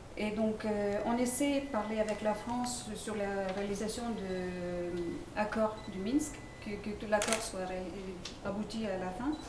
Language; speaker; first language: French; non-native, fluent; Lithuanian